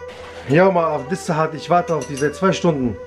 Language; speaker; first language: German; early bilingual, other home language; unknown